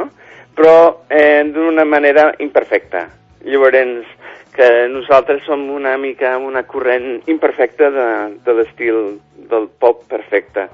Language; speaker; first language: Catalan; non-native, fluent; English